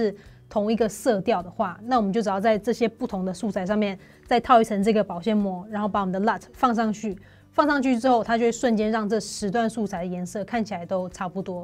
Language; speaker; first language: Chinese; native; Chinese